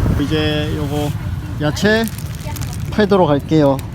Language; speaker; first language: Korean; native; Korean